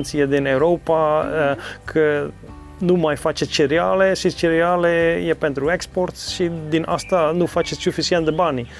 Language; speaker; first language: Romanian; non-native, learner; Dutch